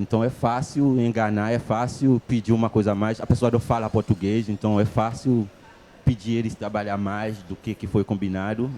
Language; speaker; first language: Portuguese; non-native, fluent; Haitian Creole